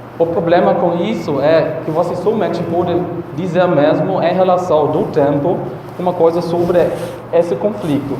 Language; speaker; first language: Portuguese; non-native, fluent; German